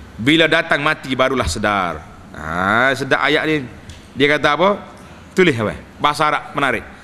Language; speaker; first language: Malay; native; Malay